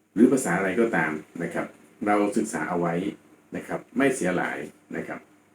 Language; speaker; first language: Thai; native; Thai